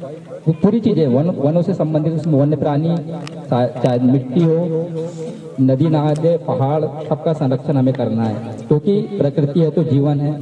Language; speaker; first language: Hindi; native; Hindi